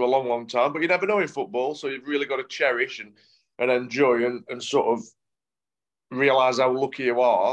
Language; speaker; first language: English; native; English